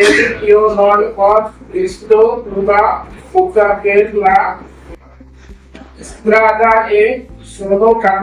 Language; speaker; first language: Italian; non-native, learner; Bangla